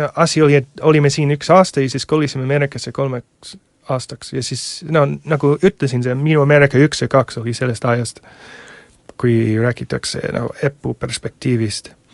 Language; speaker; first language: Estonian; non-native, fluent; English